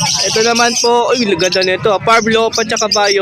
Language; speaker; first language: Filipino; native; Filipino